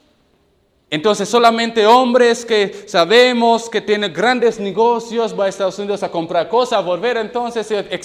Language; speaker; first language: Spanish; non-native, learner; English